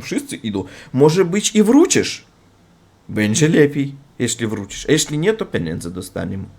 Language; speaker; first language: Polish; non-native, learner; Russian